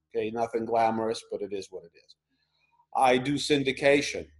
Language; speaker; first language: English; early bilingual, other home language; Russian